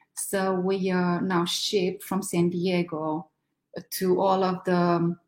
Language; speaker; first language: English; non-native, fluent; Romanian